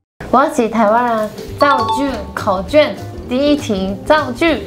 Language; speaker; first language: Chinese; non-native, fluent; Japanese